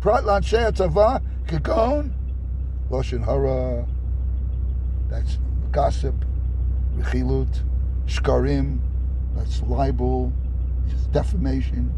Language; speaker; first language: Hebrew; non-native, fluent; English